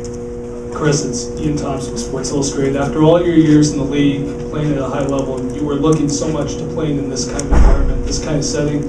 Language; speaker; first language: English; native; English